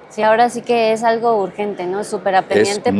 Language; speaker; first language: Spanish; native; Spanish